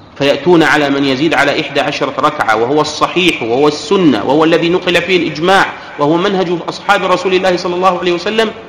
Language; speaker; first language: Arabic; native; Arabic